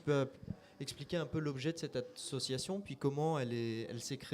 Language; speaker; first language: French; native; French